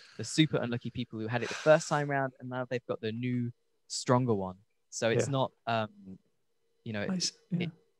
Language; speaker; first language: English; native; English